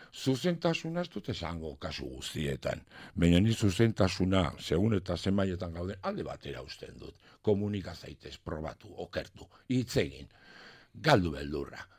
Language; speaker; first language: Basque; non-native, local second language; French